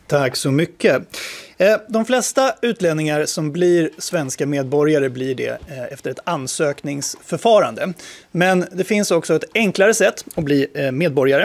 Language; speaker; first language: Swedish; native; Swedish